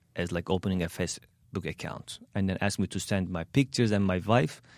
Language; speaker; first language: English; non-native, fluent; Turkish